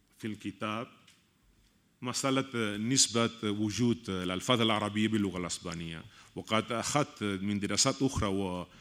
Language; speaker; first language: Arabic; non-native, fluent; Catalan